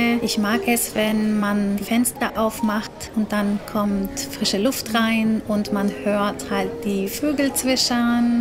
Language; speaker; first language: German; non-native, fluent; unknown